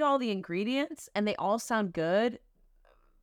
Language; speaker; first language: English; native; English